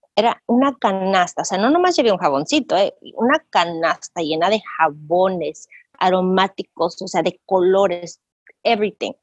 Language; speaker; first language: Spanish; native; Spanish